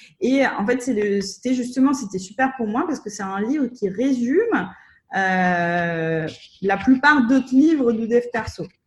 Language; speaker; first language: French; non-native, fluent; Russian